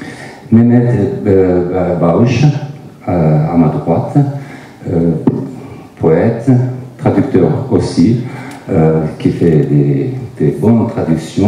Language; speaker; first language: French; non-native, fluent; Turkish